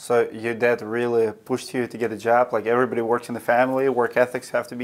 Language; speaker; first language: English; non-native, fluent; Russian